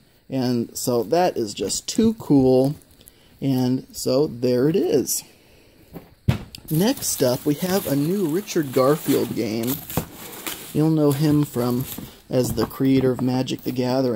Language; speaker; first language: English; native; English